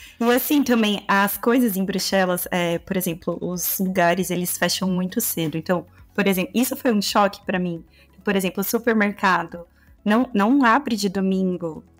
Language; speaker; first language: Portuguese; native; Portuguese